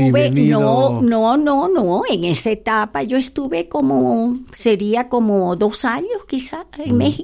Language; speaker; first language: Spanish; native; Spanish